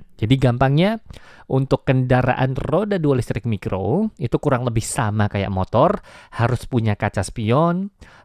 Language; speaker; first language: Indonesian; native; Indonesian